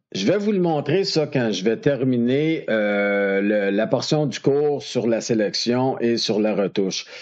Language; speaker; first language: French; native; French